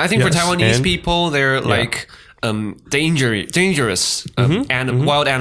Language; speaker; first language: English; non-native, fluent; Chinese